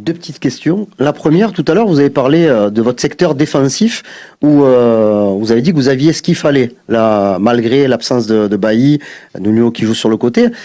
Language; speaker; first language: French; native; French